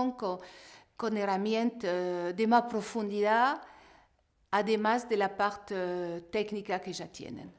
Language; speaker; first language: Spanish; non-native, fluent; French